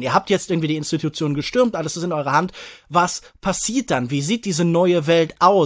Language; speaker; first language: German; native; German